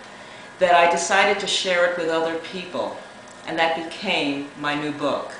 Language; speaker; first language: English; native; English